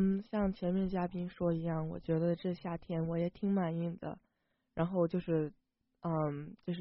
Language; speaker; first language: Chinese; early bilingual, heritage; Chinese